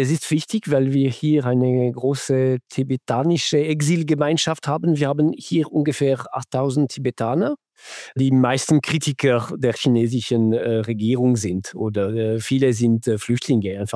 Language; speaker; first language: German; non-native, fluent; French